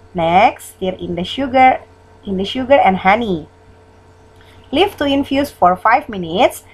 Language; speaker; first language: English; non-native, fluent; Indonesian